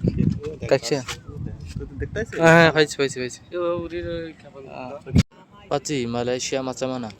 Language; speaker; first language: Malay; non-native, learner; Bangla